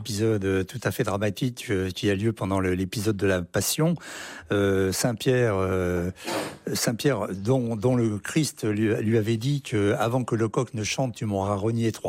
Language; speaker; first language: French; native; French